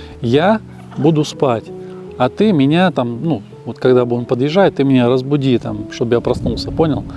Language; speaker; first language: Russian; native; Russian